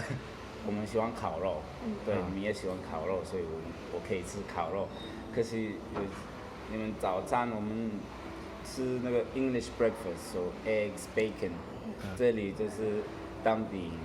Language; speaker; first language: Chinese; non-native, learner; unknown